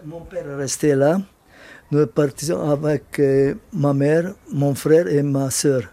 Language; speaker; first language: French; non-native, learner; Arabic